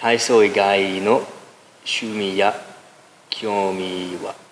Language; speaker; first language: Japanese; non-native, learner; English